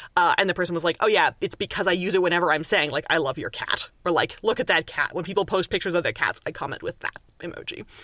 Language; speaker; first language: English; native; English